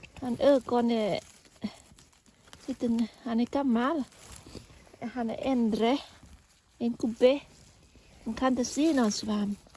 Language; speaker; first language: Swedish; non-native, learner; Thai